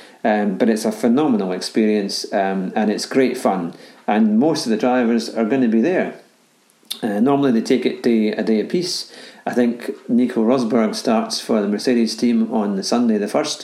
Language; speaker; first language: English; native; English